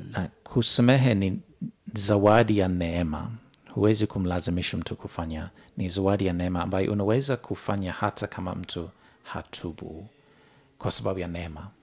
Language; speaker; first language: Swahili; non-native, fluent; English